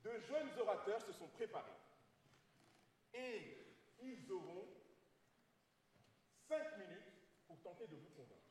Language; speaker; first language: French; native; French